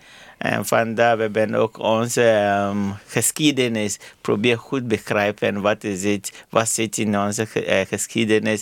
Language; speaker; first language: Dutch; non-native, learner; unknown